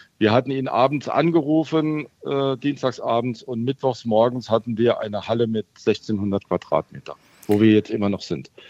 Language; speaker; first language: German; native; German